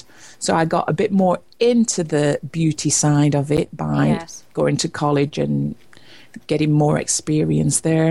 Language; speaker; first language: English; native; English